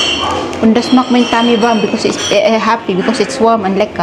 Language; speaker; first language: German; non-native, learner; Filipino